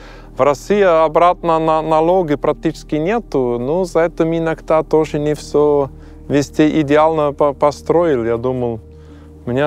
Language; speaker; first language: Russian; non-native, learner; German